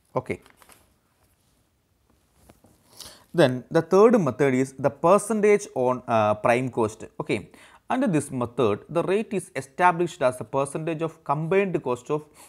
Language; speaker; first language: English; non-native, local second language; Malayalam